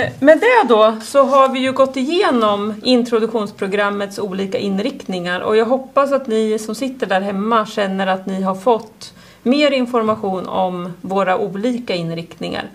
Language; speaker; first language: Swedish; native; Swedish